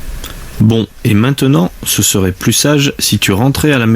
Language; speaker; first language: French; native; French